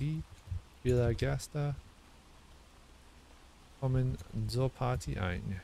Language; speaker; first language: German; non-native, learner; English